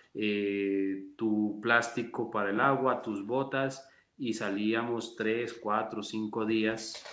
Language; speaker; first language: Spanish; native; Spanish